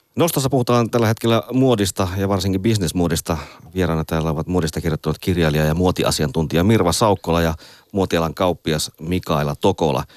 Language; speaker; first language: Finnish; native; Finnish